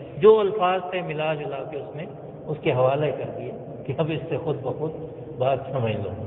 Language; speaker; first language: Urdu; native; Urdu